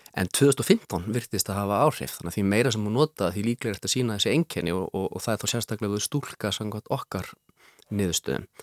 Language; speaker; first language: Icelandic; native; Icelandic